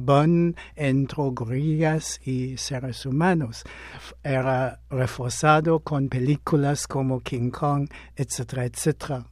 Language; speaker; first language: Spanish; non-native, fluent; English